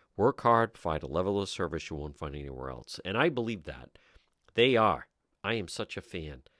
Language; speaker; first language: English; native; English